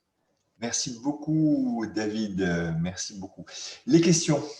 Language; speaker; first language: French; native; French